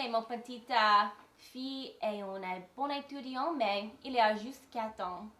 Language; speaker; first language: French; non-native, learner; English